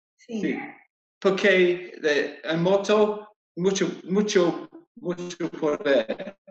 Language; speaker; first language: Spanish; non-native, learner; English